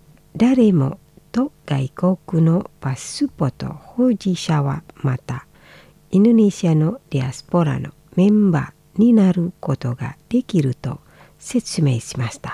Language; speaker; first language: Japanese; non-native, learner; Indonesian